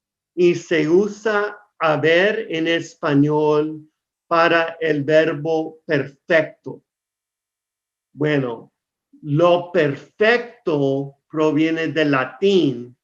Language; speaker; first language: Spanish; non-native, fluent; English